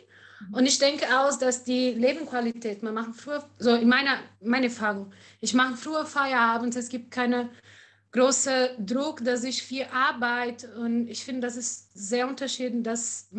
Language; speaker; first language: German; non-native, learner; Portuguese